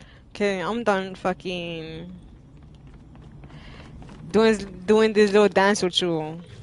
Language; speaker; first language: English; early bilingual, other home language; Spanish